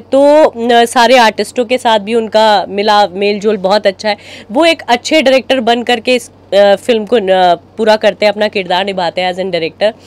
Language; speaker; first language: Hindi; native; Hindi